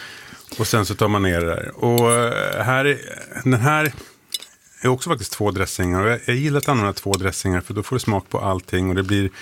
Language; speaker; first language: Swedish; native; Swedish